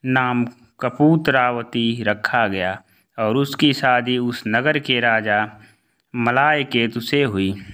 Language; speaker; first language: Hindi; native; Hindi